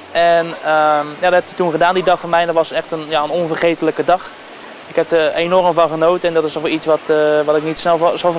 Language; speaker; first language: Dutch; native; Dutch